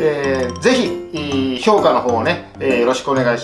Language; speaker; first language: Japanese; native; Japanese